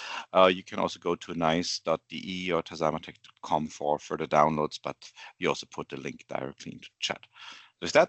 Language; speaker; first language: English; non-native, fluent; German